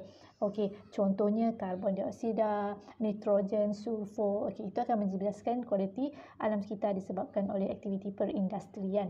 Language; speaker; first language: Malay; native; Malay